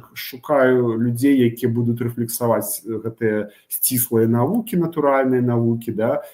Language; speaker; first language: Belarusian; non-native, local second language; Russian